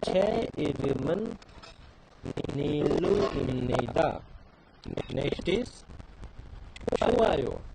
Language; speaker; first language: Korean; non-native, fluent; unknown